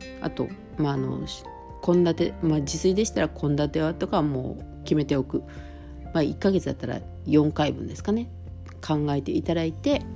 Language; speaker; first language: Japanese; native; Japanese